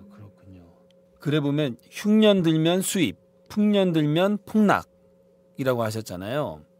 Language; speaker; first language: Korean; native; Korean